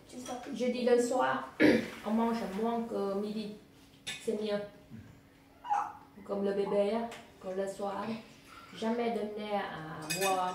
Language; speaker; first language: French; non-native, learner; Vietnamese